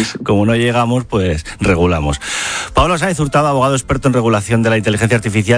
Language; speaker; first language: Spanish; native; Spanish